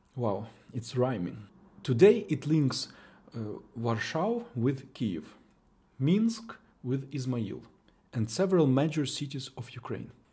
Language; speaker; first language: English; non-native, fluent; Ukrainian